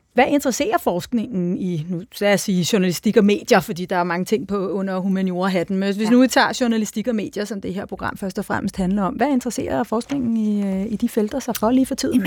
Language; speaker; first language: Danish; native; Danish